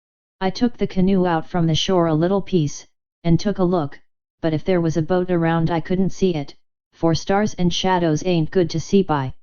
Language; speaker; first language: English; native; English